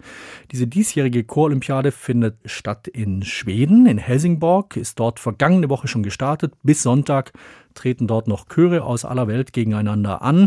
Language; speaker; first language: German; native; German